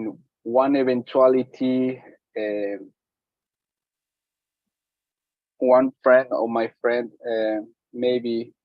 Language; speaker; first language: English; non-native, learner; Spanish